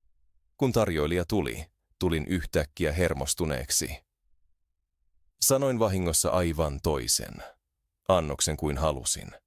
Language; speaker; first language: Finnish; non-native, fluent; Spanish